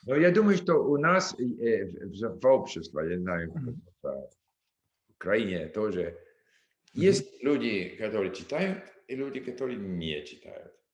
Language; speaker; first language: Russian; non-native, learner; English